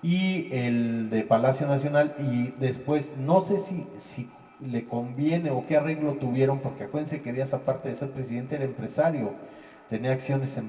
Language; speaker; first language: Spanish; native; Spanish